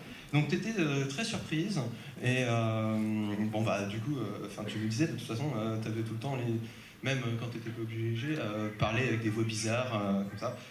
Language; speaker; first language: French; native; French